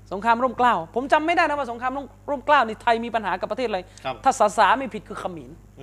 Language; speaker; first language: Thai; native; Thai